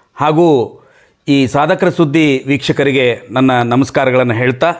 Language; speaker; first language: Kannada; native; Kannada